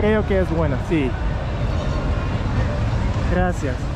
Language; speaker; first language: Spanish; non-native, learner; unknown